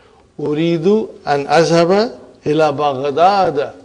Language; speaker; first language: Arabic; non-native, fluent; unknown